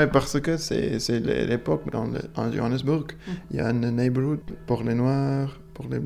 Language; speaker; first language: French; non-native, learner; Afrikaans